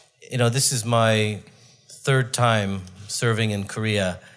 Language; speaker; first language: English; native; English